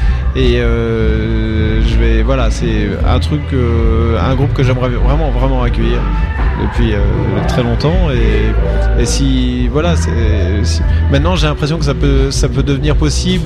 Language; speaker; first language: French; native; French